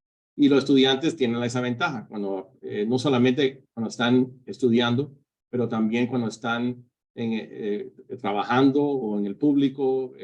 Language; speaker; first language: Spanish; early bilingual, heritage; Spanish